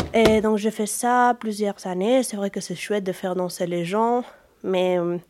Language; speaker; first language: French; non-native, fluent; Spanish